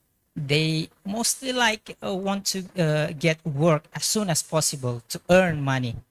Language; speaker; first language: English; non-native, fluent; Indonesian